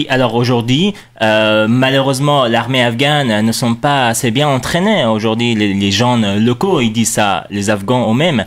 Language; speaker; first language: French; non-native, fluent; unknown